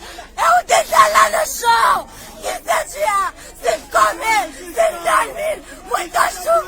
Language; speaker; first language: Portuguese; non-native, learner; Haitian Creole